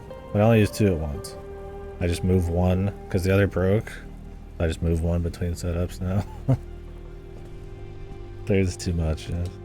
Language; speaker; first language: English; native; English